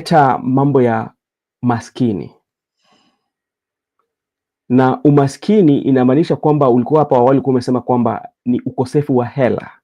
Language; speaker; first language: Swahili; non-native, local second language; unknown